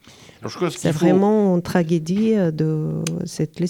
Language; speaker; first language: French; non-native, learner; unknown